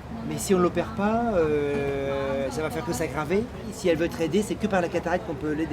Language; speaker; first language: French; native; French